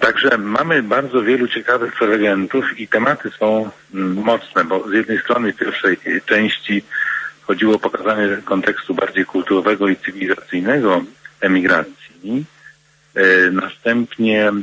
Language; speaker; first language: Polish; native; Polish